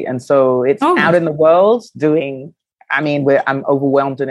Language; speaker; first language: English; native; English